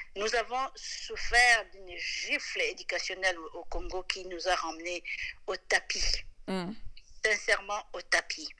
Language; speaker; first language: French; non-native, local second language; Lingala